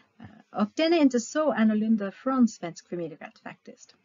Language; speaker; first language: Swedish; non-native, fluent; English